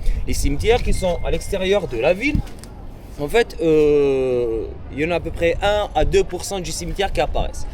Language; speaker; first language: French; non-native, local second language; Arabic